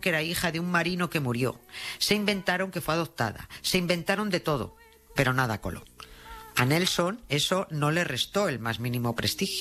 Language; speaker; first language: Spanish; native; Spanish